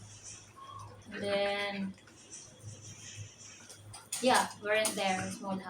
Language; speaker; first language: English; non-native, local second language; Cebuano